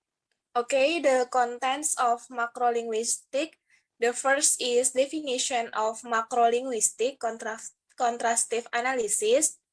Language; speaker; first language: English; non-native, learner; Indonesian